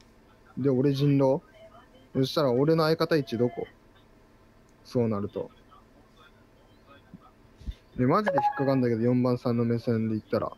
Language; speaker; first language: Japanese; native; Japanese